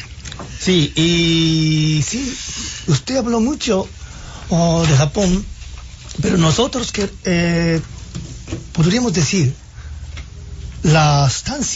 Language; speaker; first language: Spanish; non-native, fluent; Japanese